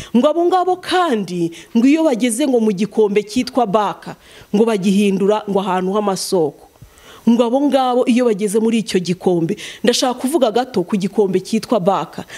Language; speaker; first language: Kinyarwanda; native; Kinyarwanda